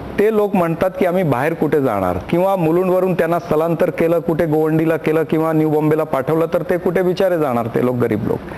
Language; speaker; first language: Marathi; non-native, local second language; Punjabi